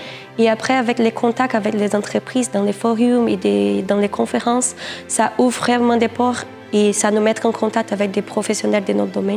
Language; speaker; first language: French; non-native, fluent; Portuguese